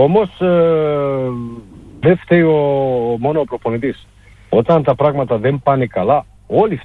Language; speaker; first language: Greek; non-native, fluent; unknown